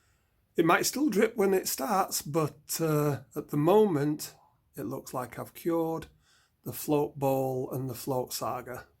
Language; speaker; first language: English; native; English